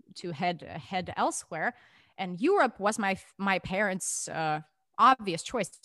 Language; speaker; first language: English; non-native, fluent; Russian